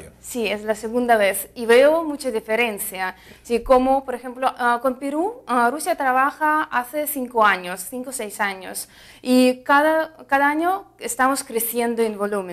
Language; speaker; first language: Spanish; non-native, fluent; Russian